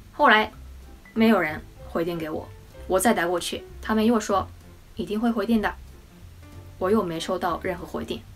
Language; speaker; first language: Chinese; non-native, fluent; Japanese